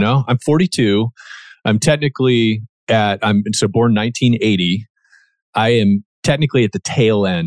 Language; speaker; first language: English; native; English